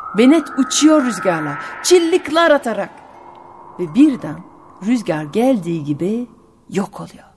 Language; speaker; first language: Turkish; non-native, fluent; French